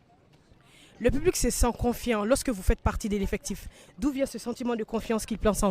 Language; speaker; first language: French; non-native, local second language; Bambara